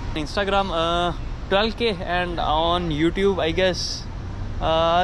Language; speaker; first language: English; non-native, local second language; Hindi